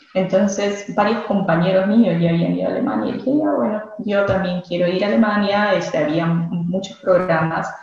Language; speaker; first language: Spanish; native; Spanish